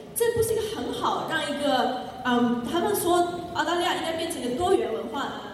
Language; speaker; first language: Chinese; non-native, fluent; English